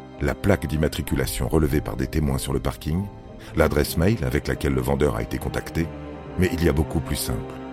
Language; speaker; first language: French; native; French